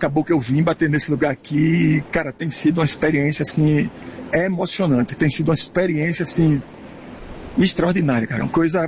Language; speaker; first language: Portuguese; native; Portuguese